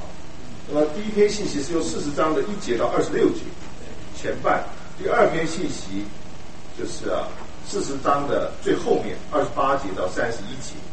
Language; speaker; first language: Chinese; native; Chinese